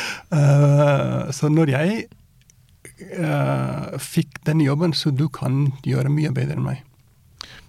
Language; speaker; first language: Norwegian; non-native, fluent; Persian